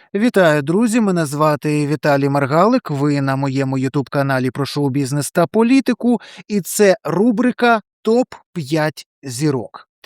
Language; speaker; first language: Ukrainian; native; Ukrainian